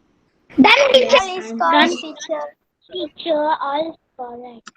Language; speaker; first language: English; non-native, local second language; Tamil